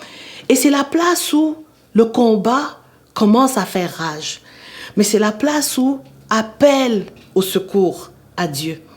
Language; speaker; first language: French; native; French